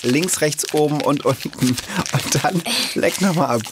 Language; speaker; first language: German; native; German